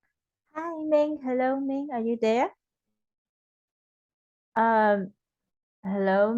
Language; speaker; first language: English; non-native, fluent; Vietnamese